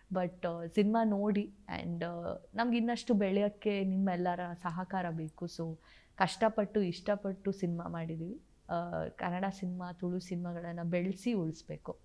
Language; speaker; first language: Kannada; non-native, local second language; Tulu